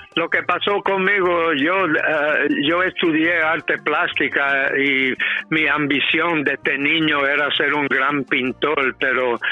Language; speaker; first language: Spanish; non-native, fluent; English